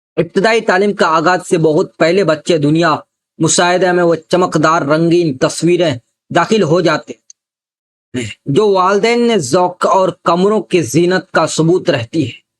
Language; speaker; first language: Urdu; native; Urdu